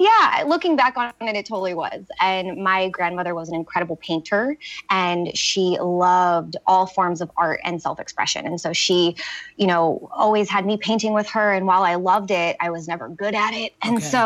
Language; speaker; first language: English; native; English